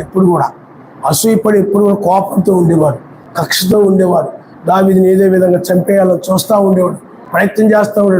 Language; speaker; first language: Telugu; native; Telugu